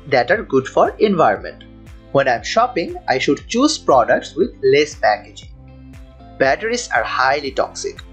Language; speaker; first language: English; non-native, local second language; Bangla